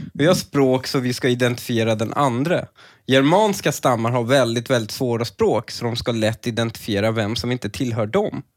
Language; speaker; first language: Swedish; early bilingual, other home language; Persian